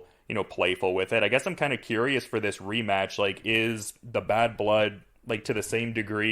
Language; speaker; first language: English; native; English